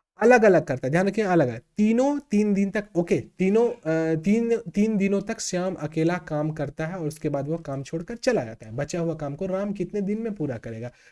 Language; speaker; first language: Hindi; native; Hindi